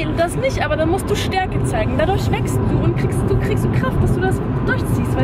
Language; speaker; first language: German; native; German